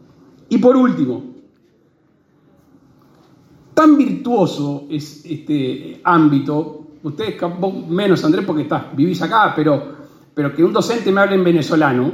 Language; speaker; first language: Spanish; native; Spanish